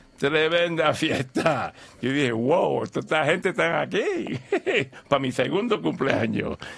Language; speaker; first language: Spanish; early bilingual, heritage; Spanish